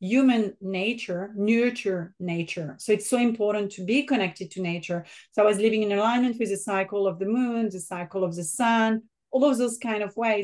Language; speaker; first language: English; non-native, fluent; French